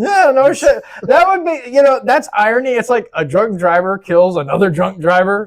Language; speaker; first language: English; native; English